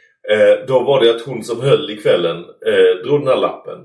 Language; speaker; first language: Swedish; native; Swedish